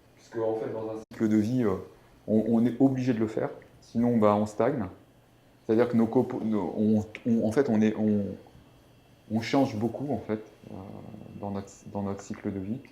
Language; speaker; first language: French; native; French